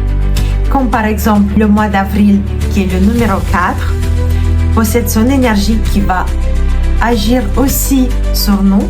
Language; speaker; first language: French; non-native, fluent; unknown